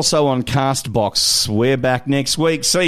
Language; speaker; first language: English; native; English